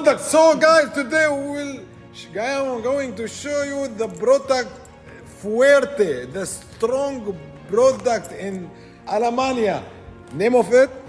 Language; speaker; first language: English; non-native, learner; Arabic